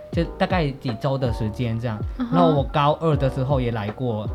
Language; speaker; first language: Chinese; non-native, fluent; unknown